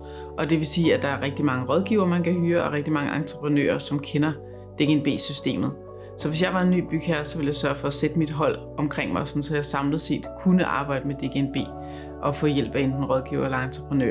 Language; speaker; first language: Danish; native; Danish